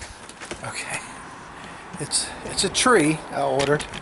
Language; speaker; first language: English; native; English